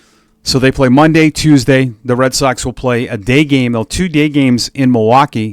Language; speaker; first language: English; native; English